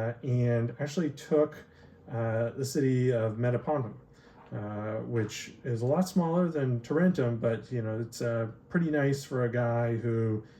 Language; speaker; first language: English; native; English